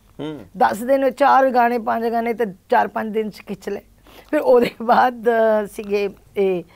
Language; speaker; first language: Punjabi; early bilingual, heritage; Punjabi